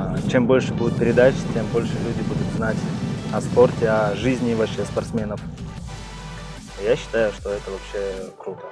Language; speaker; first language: Russian; native; Russian